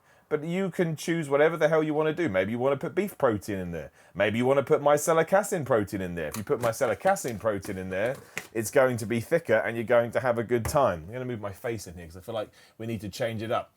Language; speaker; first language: English; native; English